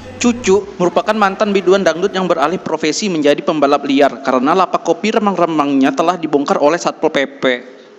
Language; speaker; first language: Indonesian; native; Indonesian